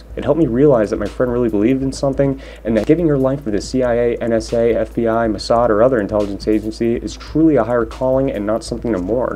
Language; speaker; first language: English; native; English